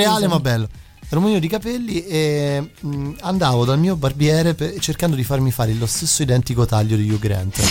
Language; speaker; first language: Italian; native; Italian